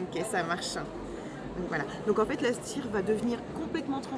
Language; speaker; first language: French; native; French